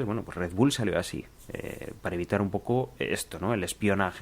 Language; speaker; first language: Spanish; native; Spanish